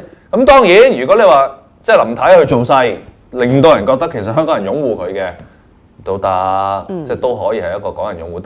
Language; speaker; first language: Cantonese; native; Cantonese